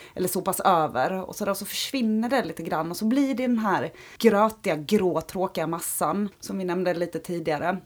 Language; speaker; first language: Swedish; early bilingual, other home language; Romanian